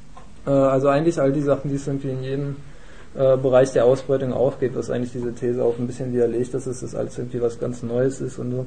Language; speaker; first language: German; native; German